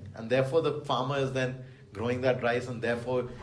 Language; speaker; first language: English; non-native, local second language; Bangla